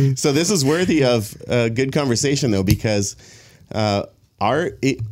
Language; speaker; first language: English; native; English